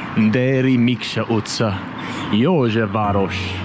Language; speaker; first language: Hungarian; non-native, learner; English